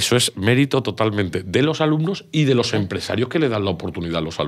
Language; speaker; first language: Spanish; native; Spanish